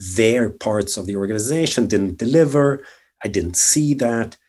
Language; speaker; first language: English; non-native, fluent; Swedish